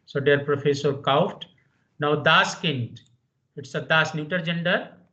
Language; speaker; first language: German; non-native, fluent; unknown